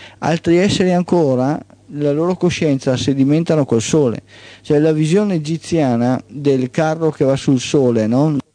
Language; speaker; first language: Italian; native; Italian